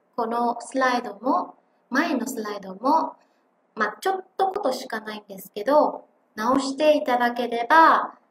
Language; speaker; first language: Japanese; non-native, fluent; Vietnamese